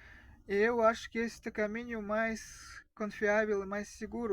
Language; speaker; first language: Portuguese; non-native, fluent; Russian